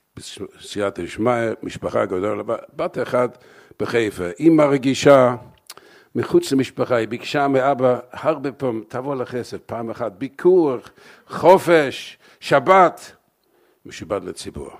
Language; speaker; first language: Hebrew; non-native, fluent; English